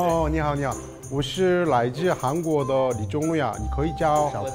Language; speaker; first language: Chinese; non-native, fluent; Korean